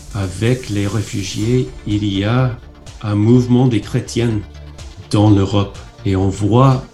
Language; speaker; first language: French; non-native, fluent; English